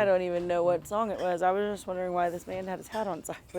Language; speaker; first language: English; native; English